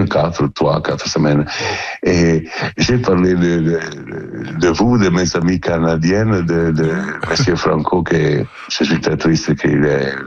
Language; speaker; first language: French; non-native, fluent; Italian